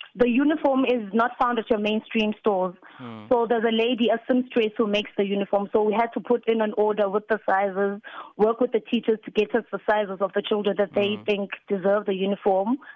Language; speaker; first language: English; non-native, local second language; Southern Sotho